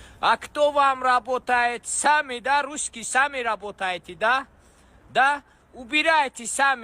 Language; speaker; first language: Russian; non-native, learner; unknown